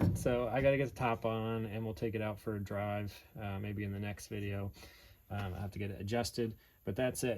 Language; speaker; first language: English; native; English